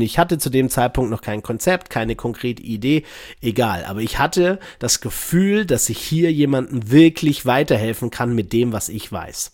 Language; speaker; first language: German; native; German